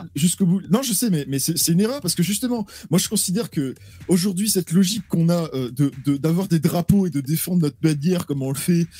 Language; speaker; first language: French; native; French